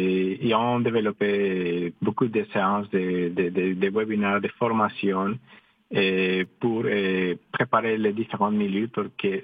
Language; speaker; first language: French; non-native, fluent; Spanish